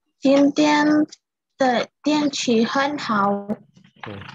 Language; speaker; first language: Chinese; non-native, learner; Indonesian